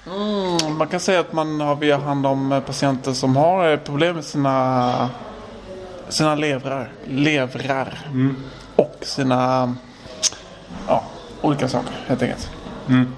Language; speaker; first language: Swedish; native; Swedish